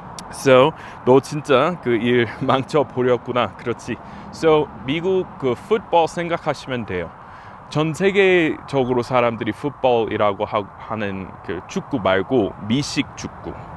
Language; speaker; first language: Korean; non-native, fluent; English